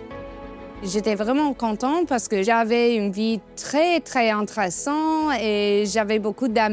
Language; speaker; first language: French; non-native, learner; English